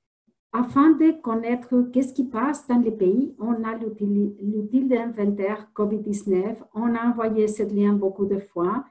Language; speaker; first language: French; non-native, fluent; Spanish